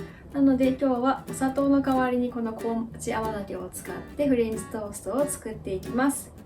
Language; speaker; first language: Japanese; native; Japanese